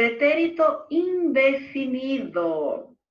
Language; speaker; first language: Spanish; non-native, fluent; Portuguese